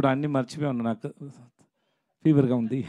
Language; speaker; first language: Telugu; non-native, learner; Tamil